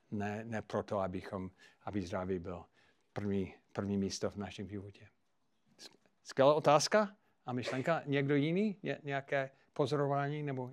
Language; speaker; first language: Czech; non-native, fluent; English